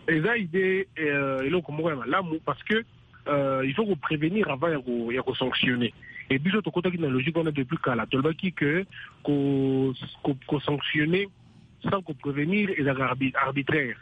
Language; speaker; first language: French; non-native, local second language; Lingala